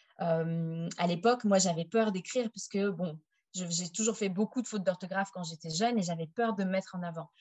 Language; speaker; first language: French; native; French